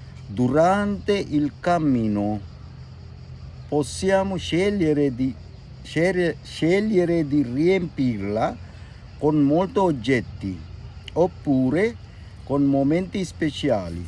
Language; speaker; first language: Italian; non-native, fluent; Sinhala